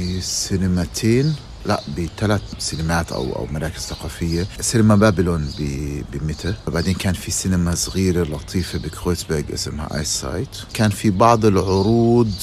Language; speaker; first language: Arabic; native; Arabic